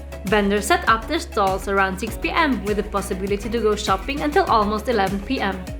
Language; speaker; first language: English; non-native, fluent; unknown